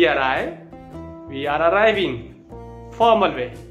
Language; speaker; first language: English; non-native, learner; Hindi